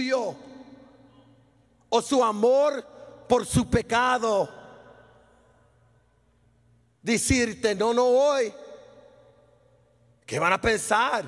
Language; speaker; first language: Spanish; early bilingual, heritage; Spanish